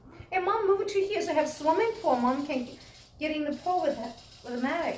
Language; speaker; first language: English; early bilingual, other home language; Chinese